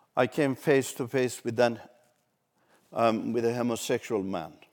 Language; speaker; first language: English; non-native, fluent; Turkish